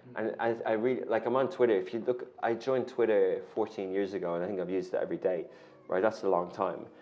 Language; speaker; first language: English; native; English